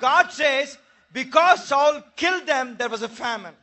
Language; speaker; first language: English; non-native, local second language; Telugu